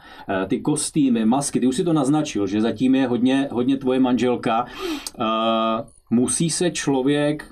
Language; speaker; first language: Czech; native; Czech